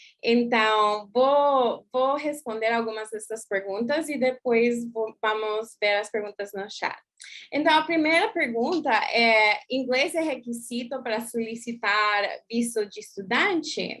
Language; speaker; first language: Portuguese; non-native, fluent; English